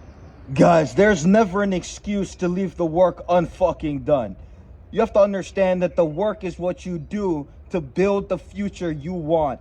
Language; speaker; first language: English; native; English